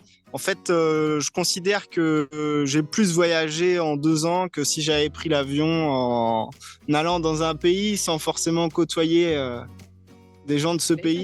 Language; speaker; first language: French; native; French